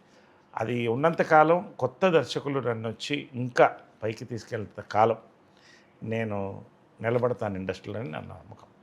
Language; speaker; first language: Telugu; native; Telugu